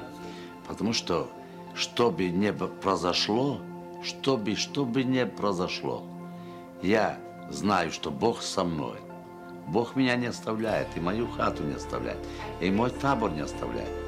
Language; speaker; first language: Russian; non-native, local second language; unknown